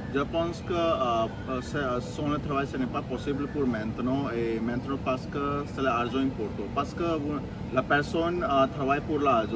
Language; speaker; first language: French; non-native, learner; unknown